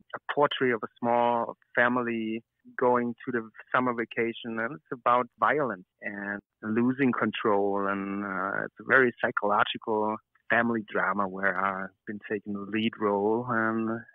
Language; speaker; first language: English; non-native, fluent; German